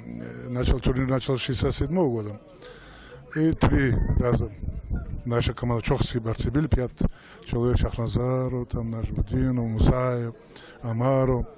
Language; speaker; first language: Russian; non-native, local second language; Avaric